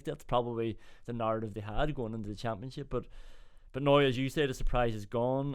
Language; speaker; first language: English; native; English